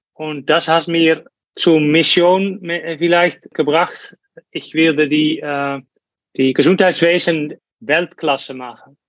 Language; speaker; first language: German; non-native, learner; Dutch